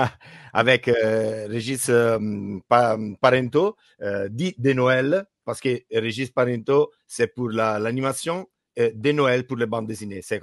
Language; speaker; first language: French; non-native, learner; Italian